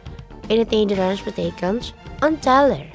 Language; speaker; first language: Dutch; non-native, learner; Indonesian